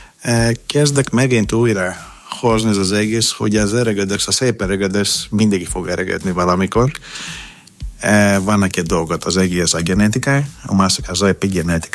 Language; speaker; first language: Hungarian; non-native, fluent; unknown